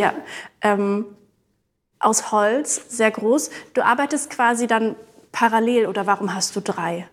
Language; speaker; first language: German; native; German